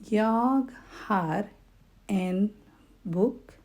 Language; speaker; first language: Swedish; non-native, fluent; Urdu